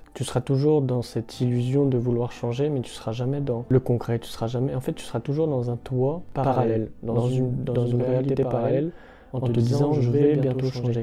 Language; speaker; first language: French; native; French